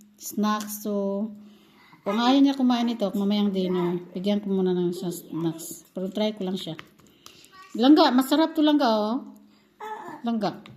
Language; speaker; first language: Filipino; non-native, local second language; Cebuano